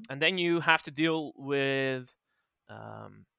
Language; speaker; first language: English; non-native, fluent; Dutch